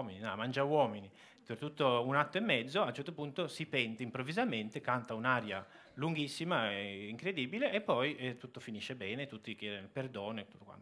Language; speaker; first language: Italian; native; Italian